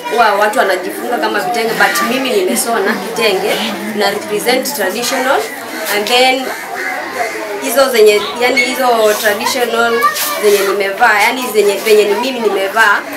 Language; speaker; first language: Swahili; non-native, local second language; Giryama